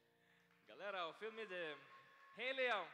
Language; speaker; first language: Portuguese; non-native, learner; Filipino